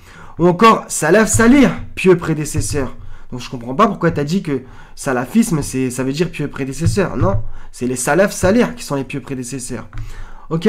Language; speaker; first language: French; native; French